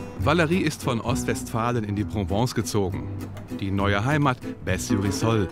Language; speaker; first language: German; native; German